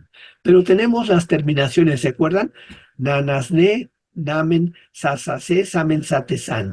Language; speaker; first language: Spanish; native; Spanish